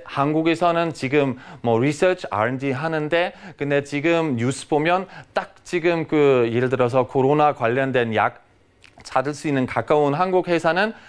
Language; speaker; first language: Korean; non-native, fluent; German